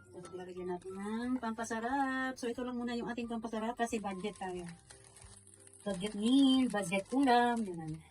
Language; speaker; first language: Filipino; non-native, local second language; Cebuano